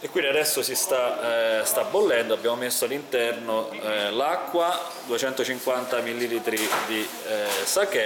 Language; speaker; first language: Italian; native; Italian